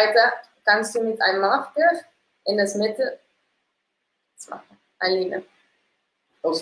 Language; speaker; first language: German; non-native, learner; Dutch